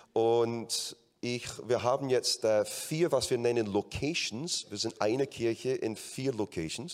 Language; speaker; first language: German; non-native, fluent; English